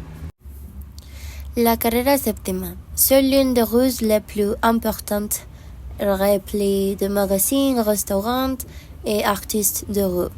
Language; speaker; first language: French; non-native, learner; Spanish